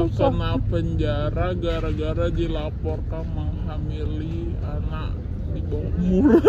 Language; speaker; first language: Indonesian; native; Indonesian